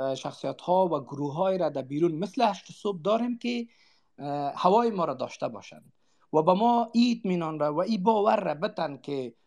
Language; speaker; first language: Persian; non-native, local second language; Uzbek